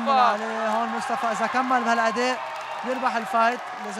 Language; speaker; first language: Arabic; native; Arabic